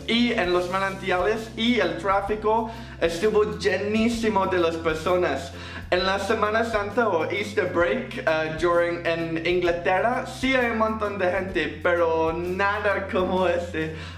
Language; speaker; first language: Spanish; non-native, fluent; English